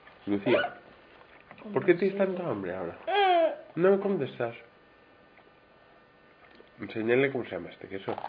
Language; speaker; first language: Spanish; native; Spanish